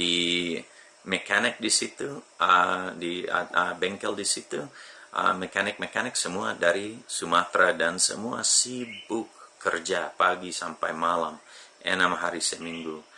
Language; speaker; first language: Indonesian; non-native, fluent; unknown